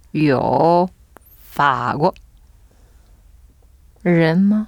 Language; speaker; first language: Chinese; non-native, learner; French